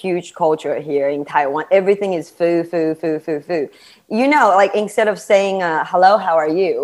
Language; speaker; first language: English; non-native, fluent; Chinese